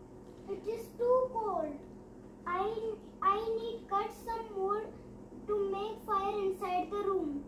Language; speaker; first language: English; non-native, learner; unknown